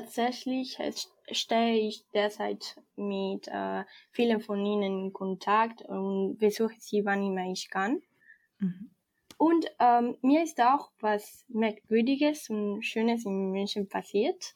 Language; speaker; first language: German; non-native, fluent; Spanish